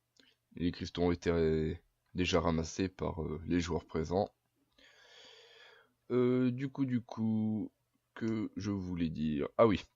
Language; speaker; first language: French; native; French